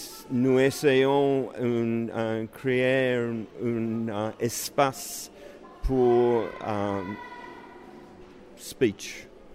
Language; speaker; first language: French; non-native, learner; English